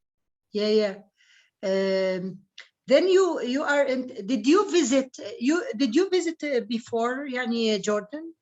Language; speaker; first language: English; non-native, learner; Arabic